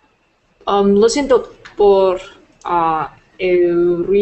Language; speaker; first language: Spanish; non-native, learner; Vietnamese